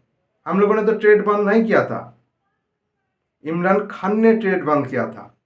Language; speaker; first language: Hindi; non-native, local second language; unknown